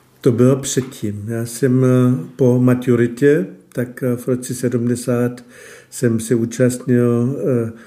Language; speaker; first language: Czech; non-native, fluent; German